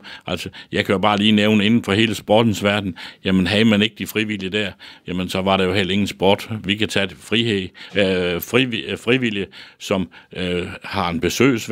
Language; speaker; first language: Danish; native; Danish